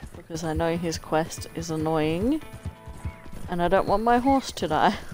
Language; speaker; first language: English; native; English